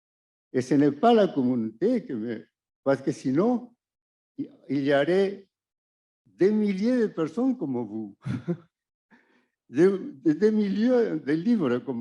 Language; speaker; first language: French; non-native, fluent; Spanish